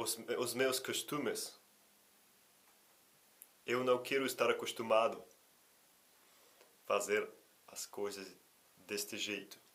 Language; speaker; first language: Portuguese; non-native, fluent; Russian